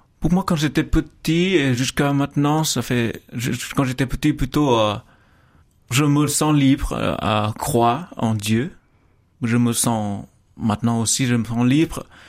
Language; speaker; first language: French; non-native, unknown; Vietnamese